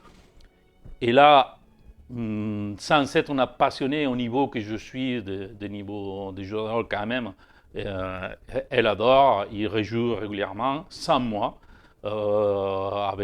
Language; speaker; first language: French; native; French